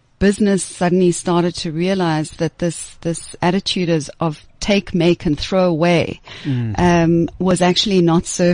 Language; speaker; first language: English; native; English